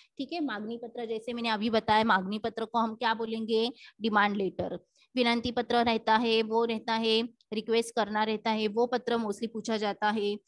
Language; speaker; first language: Hindi; non-native, local second language; Marathi